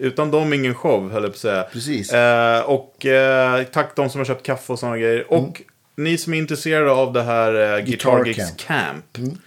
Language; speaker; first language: Swedish; native; Swedish